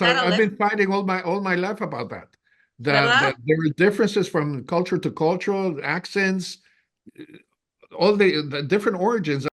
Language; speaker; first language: English; non-native, fluent; Spanish